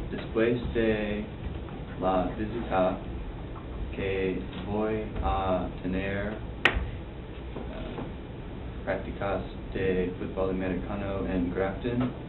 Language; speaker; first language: Spanish; non-native, learner; English